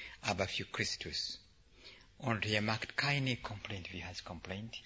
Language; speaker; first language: German; non-native, learner; English